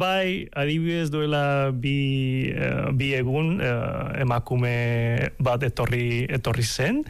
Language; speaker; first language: Basque; non-native, fluent; Cantonese